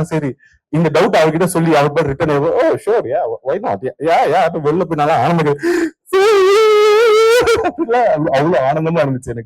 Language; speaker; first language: Tamil; native; Tamil